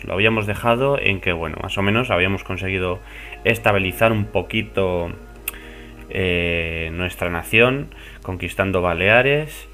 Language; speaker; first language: Spanish; native; Spanish